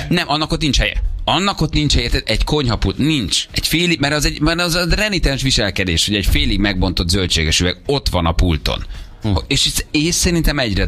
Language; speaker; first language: Hungarian; native; Hungarian